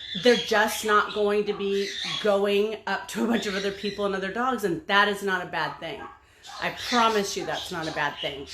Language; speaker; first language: English; native; English